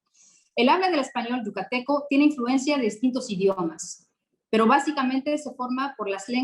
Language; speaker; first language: Spanish; non-native, fluent; Arabic